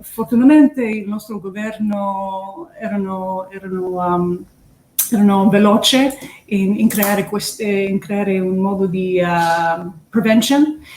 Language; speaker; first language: Italian; early bilingual, heritage; English